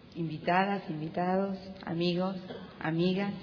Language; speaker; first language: Spanish; native; Spanish